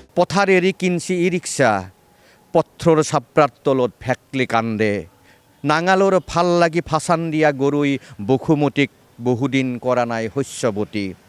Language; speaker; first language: Assamese; native; Assamese